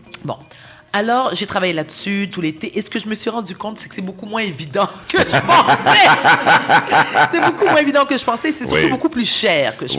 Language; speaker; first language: French; native; French